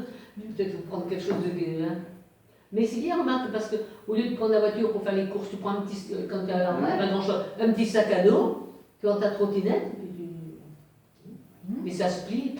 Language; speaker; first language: French; native; French